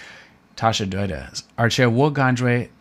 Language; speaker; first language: Chinese; non-native, fluent; English